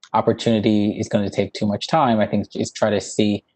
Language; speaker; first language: English; native; English